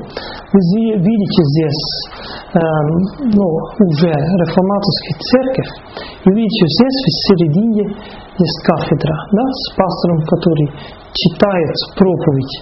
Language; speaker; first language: Russian; non-native, fluent; Dutch